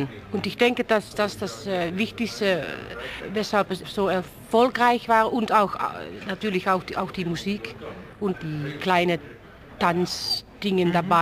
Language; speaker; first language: German; non-native, fluent; Dutch